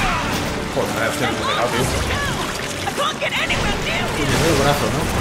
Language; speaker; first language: Spanish; native; Spanish